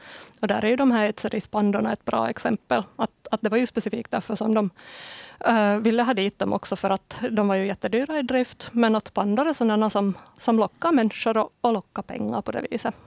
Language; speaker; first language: Swedish; native; Swedish